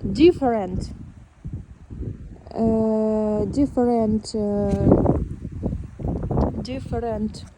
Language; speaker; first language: English; non-native, learner; Ukrainian